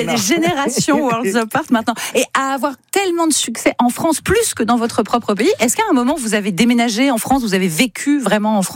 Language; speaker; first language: French; native; French